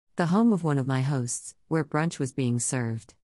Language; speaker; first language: English; native; English